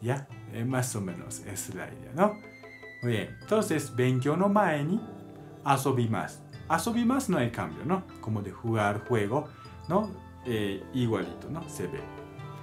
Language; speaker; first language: Spanish; non-native, learner; Japanese